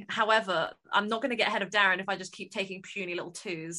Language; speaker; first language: English; native; English